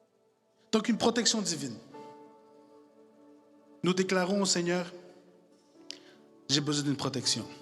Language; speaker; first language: French; non-native, fluent; Spanish